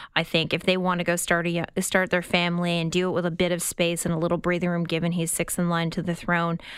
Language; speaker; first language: English; native; English